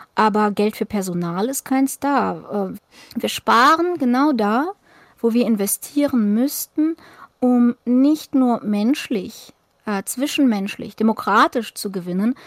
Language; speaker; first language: German; early bilingual, other home language; Russian